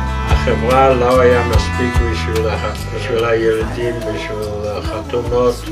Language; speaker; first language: Hebrew; non-native, fluent; Dutch